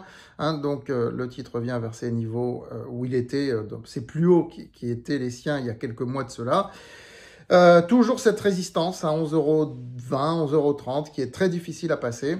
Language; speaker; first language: French; native; French